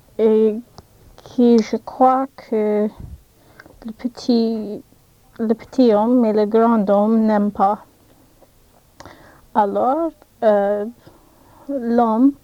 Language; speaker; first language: French; non-native, learner; English